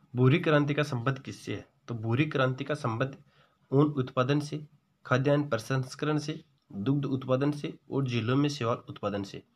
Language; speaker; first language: Hindi; native; Hindi